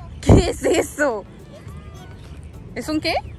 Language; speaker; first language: Spanish; native; Spanish